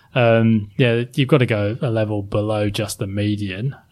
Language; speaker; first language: English; native; English